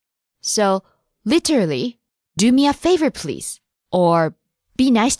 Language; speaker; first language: English; non-native, fluent; Japanese